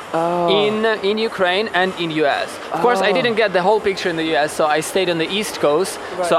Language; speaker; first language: English; non-native, fluent; Ukrainian